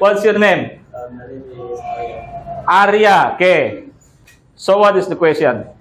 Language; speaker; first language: English; non-native, learner; Indonesian